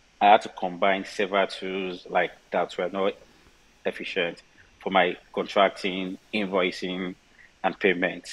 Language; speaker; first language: English; non-native, local second language; Yoruba